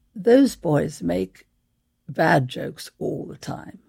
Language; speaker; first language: English; native; English